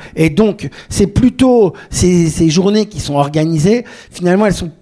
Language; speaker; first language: French; native; French